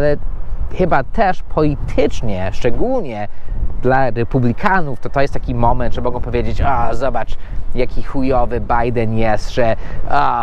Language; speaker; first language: Polish; non-native, fluent; English